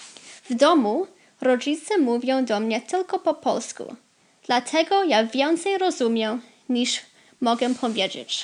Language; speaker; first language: Polish; early bilingual, heritage; Polish